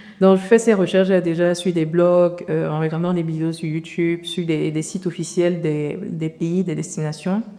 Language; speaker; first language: French; native; French